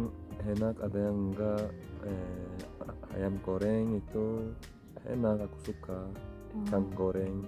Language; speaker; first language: Indonesian; non-native, learner; Turkish